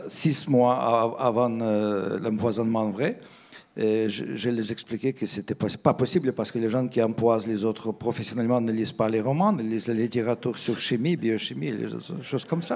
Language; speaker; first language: French; non-native, fluent; Russian